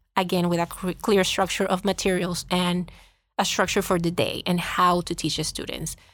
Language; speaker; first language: English; non-native, fluent; Spanish